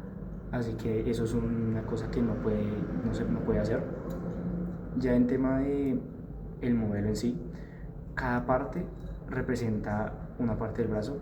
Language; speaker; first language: Spanish; native; Spanish